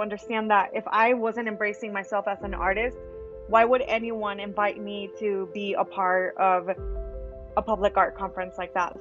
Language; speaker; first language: English; early bilingual, other home language; Spanish